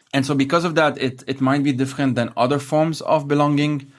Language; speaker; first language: English; non-native, fluent; Arabic